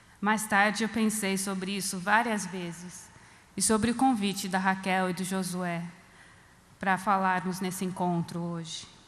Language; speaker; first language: Portuguese; non-native, fluent; English